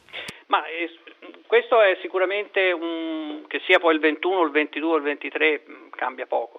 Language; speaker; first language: Italian; native; Italian